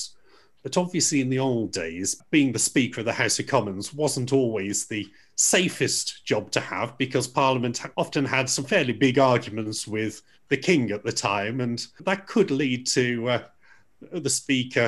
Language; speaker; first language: English; native; English